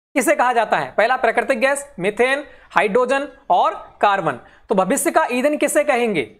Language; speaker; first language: Hindi; native; Hindi